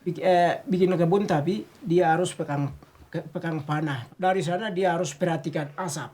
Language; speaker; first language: Indonesian; non-native, local second language; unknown